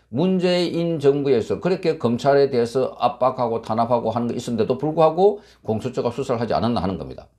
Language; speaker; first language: Korean; native; Korean